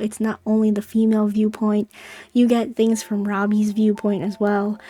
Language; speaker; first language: English; native; English